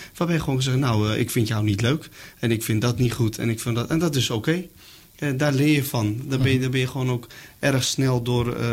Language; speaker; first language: Dutch; early bilingual, other home language; Kurdish